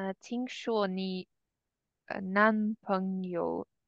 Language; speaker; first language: Chinese; non-native, learner; English